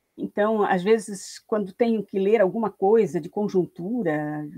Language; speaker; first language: Portuguese; native; Portuguese